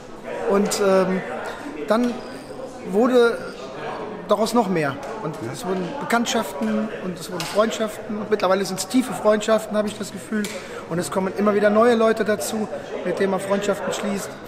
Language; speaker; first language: German; native; German